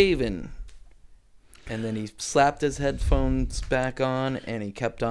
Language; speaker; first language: English; native; English